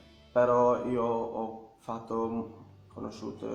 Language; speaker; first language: Italian; non-native, learner; Portuguese